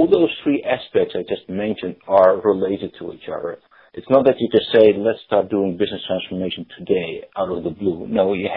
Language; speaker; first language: English; non-native, fluent; Dutch